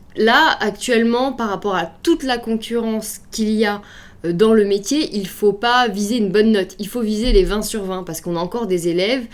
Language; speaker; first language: French; native; French